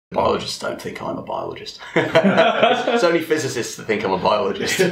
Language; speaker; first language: English; native; English